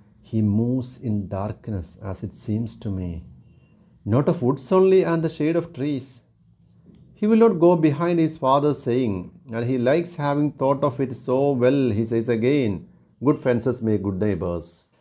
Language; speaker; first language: English; non-native, local second language; Malayalam